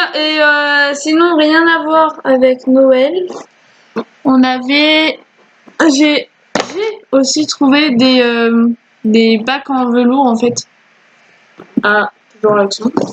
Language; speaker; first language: French; native; French